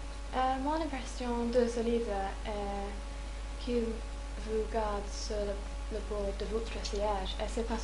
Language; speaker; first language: French; non-native, learner; English